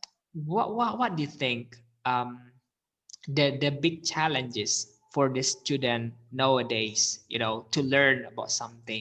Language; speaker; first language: English; non-native, fluent; Indonesian